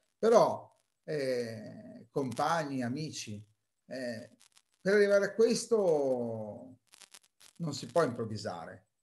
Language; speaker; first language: Italian; native; Italian